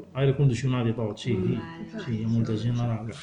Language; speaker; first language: Catalan; non-native, learner; Arabic